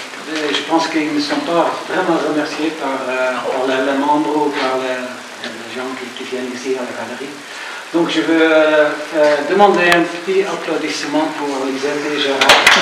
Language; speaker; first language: French; non-native, fluent; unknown